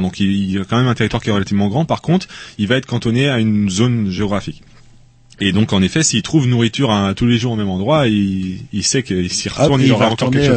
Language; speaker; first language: French; native; French